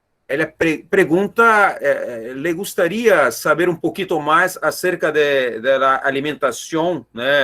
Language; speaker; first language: Spanish; non-native, learner; Portuguese